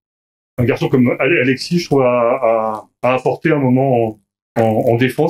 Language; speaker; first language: French; native; French